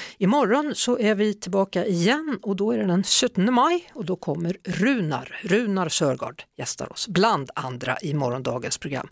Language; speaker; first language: Swedish; native; Swedish